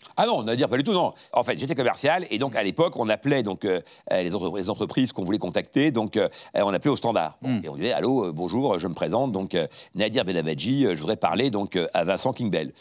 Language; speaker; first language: French; native; French